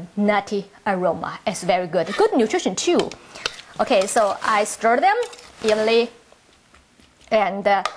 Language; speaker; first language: English; non-native, learner; Chinese